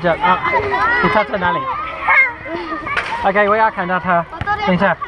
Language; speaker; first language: Chinese; non-native, learner; English